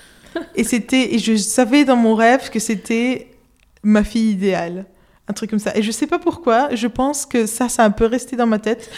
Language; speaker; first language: French; non-native, fluent; Spanish